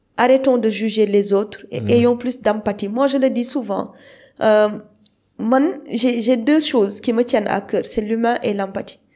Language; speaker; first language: French; non-native, local second language; Wolof